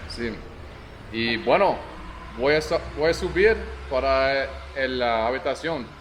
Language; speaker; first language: Spanish; non-native, learner; English